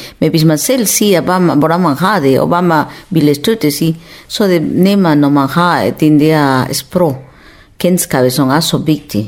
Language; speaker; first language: Danish; non-native, fluent; Spanish